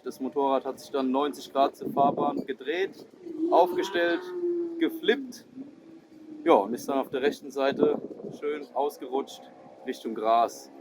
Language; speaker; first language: German; native; German